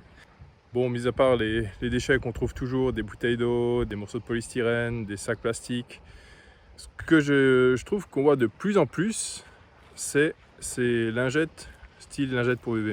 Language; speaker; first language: French; native; French